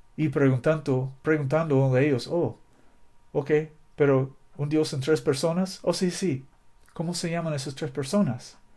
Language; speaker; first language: Spanish; non-native, fluent; English